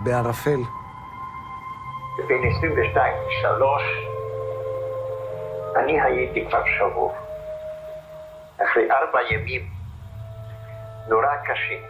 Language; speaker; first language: Hebrew; non-native, fluent; Polish